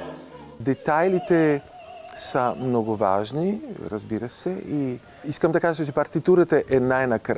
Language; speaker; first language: Bulgarian; non-native, fluent; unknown